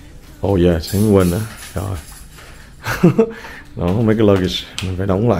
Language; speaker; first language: Vietnamese; early bilingual, heritage; Vietnamese